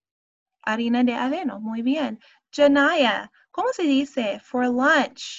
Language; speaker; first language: Spanish; non-native, fluent; English